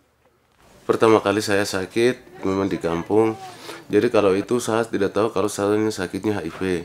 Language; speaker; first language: Indonesian; non-native, local second language; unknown